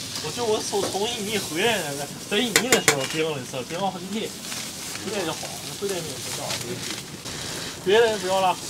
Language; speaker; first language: Chinese; native; Chinese